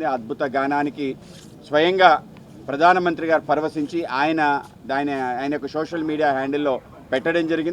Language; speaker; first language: Telugu; native; Telugu